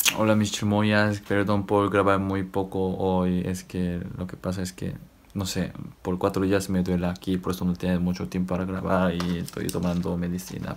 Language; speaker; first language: Spanish; non-native, fluent; Korean